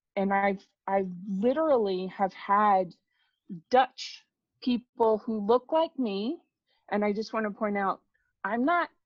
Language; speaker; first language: English; native; English